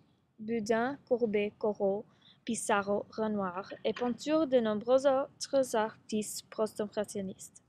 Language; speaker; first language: French; non-native, learner; English